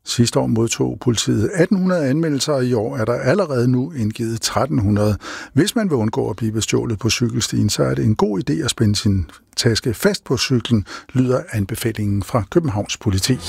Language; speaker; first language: Danish; native; Danish